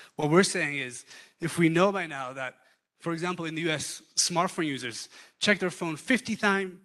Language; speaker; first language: English; non-native, fluent; Hebrew